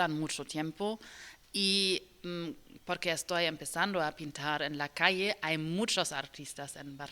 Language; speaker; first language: Spanish; non-native, learner; German